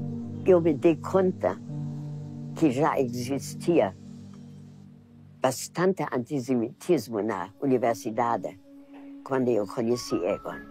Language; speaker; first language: Portuguese; non-native, fluent; German